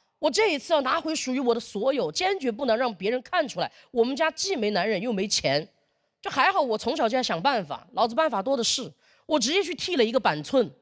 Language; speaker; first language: Chinese; native; Chinese